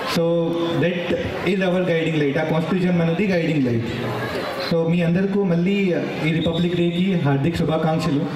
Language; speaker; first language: Telugu; non-native, learner; Hindi